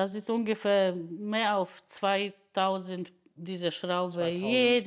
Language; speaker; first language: German; non-native, learner; Polish